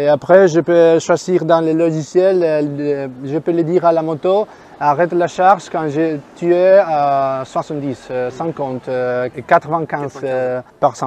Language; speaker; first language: French; non-native, fluent; Spanish